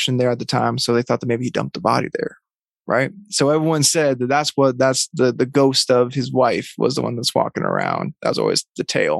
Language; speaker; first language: English; native; English